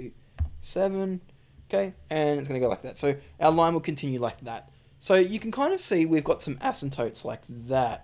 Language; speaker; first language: English; native; English